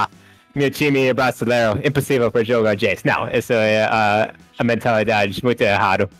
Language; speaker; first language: Portuguese; non-native, fluent; English